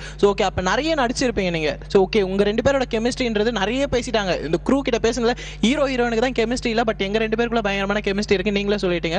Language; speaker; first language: Tamil; native; Tamil